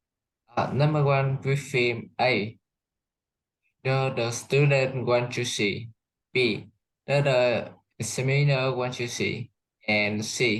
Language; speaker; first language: English; non-native, learner; Vietnamese